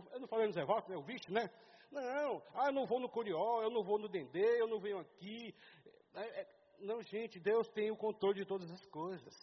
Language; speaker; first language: Portuguese; native; Portuguese